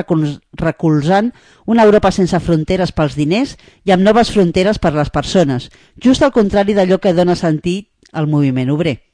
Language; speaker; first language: Spanish; native; Spanish